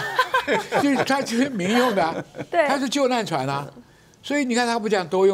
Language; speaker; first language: Chinese; native; Chinese